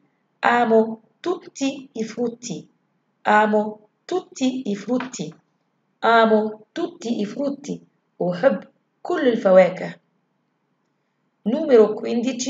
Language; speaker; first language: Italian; non-native, learner; Arabic